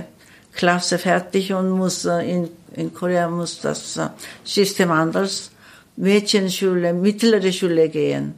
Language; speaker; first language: German; non-native, learner; Korean